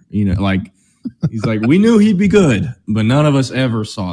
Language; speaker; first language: English; native; English